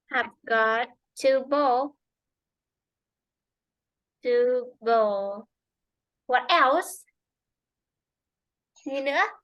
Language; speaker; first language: English; non-native, fluent; Vietnamese